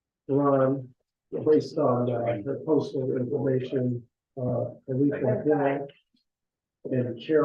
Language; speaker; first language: English; native; English